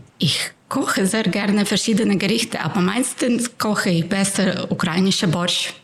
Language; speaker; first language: German; non-native, fluent; Ukrainian